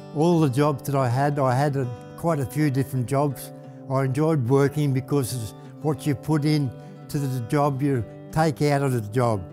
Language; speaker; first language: English; native; English